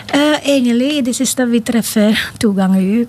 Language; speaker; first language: Norwegian; non-native, fluent; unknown